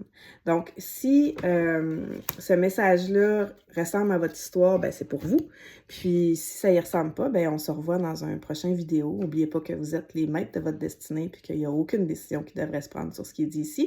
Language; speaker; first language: French; native; French